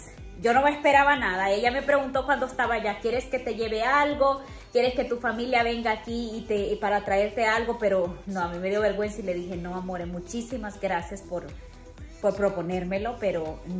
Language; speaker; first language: Spanish; native; Spanish